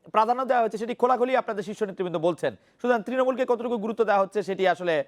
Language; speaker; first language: Bangla; native; Bangla